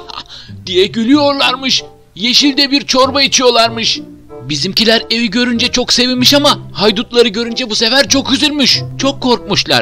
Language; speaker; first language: Turkish; native; Turkish